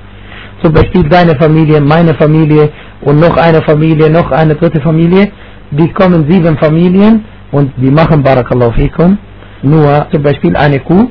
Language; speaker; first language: German; non-native, fluent; Arabic